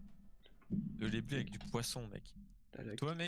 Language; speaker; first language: French; native; French